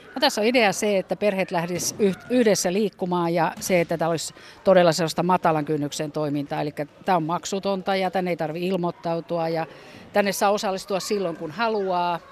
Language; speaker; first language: Finnish; native; Finnish